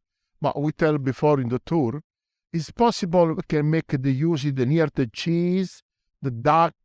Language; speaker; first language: English; non-native, learner; Italian